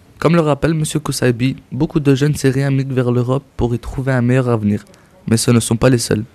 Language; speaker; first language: French; native; French